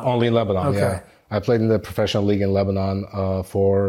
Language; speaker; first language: English; non-native, fluent; Arabic